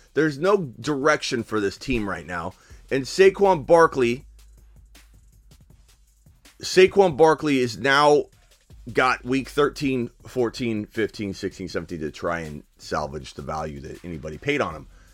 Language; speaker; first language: English; native; English